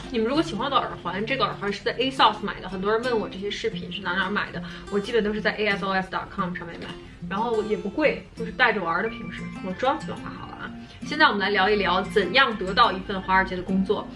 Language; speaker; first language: Chinese; native; Chinese